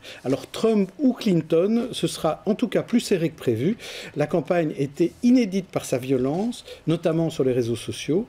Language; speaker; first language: French; native; French